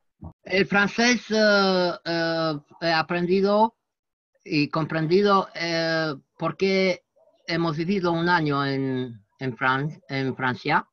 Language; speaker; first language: Spanish; non-native, learner; French